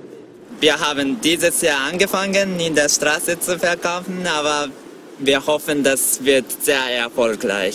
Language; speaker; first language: German; non-native, fluent; Japanese